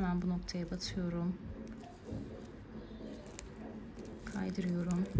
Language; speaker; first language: Turkish; native; Turkish